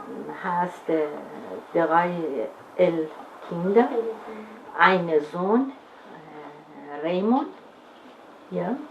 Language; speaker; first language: German; non-native, learner; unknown